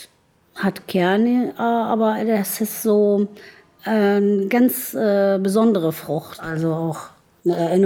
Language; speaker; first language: German; non-native, fluent; Arabic